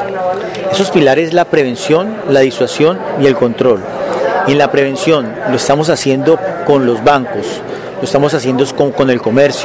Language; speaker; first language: Spanish; native; Spanish